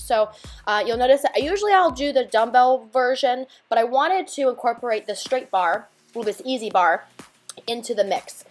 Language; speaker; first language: English; native; English